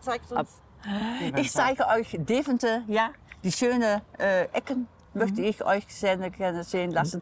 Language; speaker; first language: German; native; German